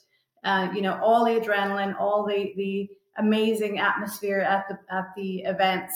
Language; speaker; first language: English; native; English